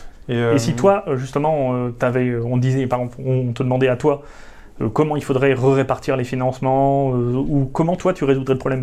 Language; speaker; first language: French; native; French